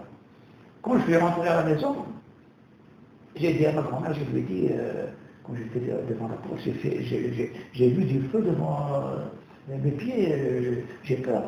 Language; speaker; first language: French; non-native, local second language; Kabyle